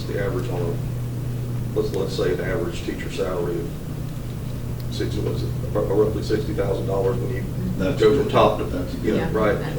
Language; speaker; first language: English; native; English